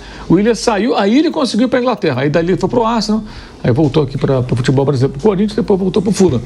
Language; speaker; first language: Portuguese; native; Portuguese